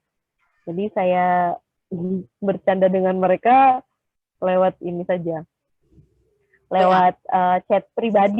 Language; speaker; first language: Indonesian; native; Indonesian